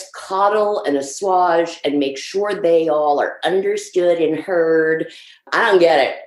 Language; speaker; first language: English; early bilingual, other home language; Swedish